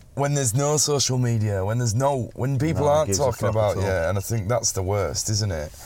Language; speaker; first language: English; native; English